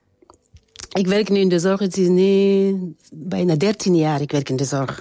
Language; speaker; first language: Dutch; non-native, learner; French